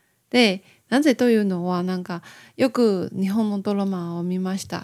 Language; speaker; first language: Japanese; non-native, fluent; Chinese